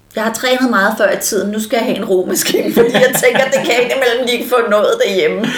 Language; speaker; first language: Danish; native; Danish